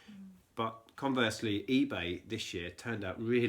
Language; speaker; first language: English; native; English